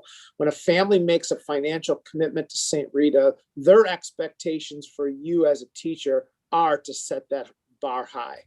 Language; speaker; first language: English; native; English